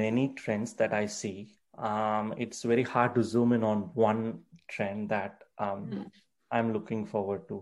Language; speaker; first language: English; non-native, local second language; Tamil